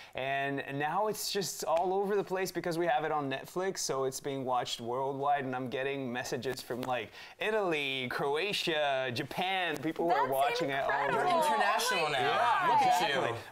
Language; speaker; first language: English; early bilingual, other home language; Portuguese